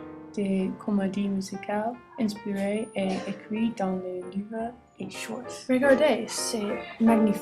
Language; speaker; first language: French; non-native, learner; English